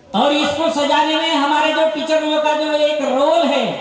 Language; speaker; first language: Hindi; non-native, local second language; Marathi